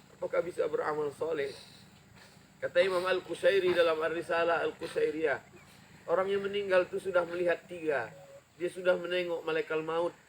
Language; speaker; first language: Indonesian; native; Indonesian